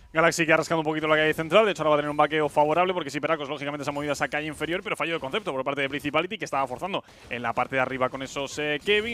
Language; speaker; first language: Spanish; native; Spanish